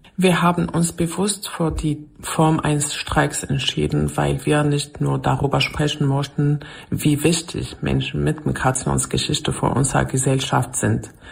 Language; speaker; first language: German; non-native, fluent; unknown